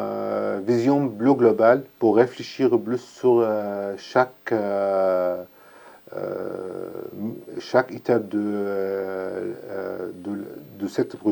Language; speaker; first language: French; non-native, learner; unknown